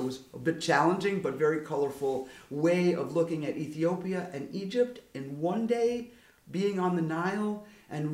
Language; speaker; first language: English; native; English